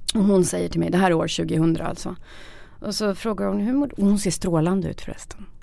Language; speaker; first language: Swedish; native; Swedish